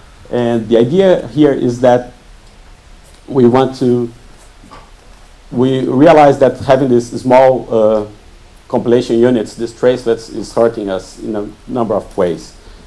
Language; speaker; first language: English; non-native, fluent; Portuguese